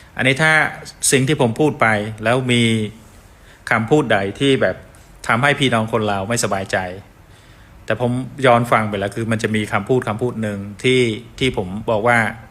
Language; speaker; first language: Thai; non-native, fluent; Khmer